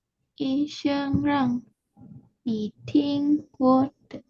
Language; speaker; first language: Chinese; non-native, learner; Indonesian